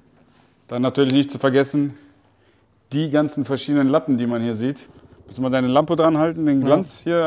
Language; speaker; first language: German; native; German